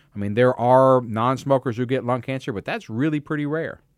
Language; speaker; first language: English; native; English